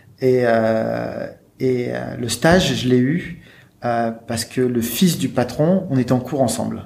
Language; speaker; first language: French; native; French